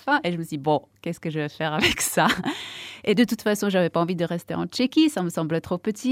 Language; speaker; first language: French; non-native, fluent; Czech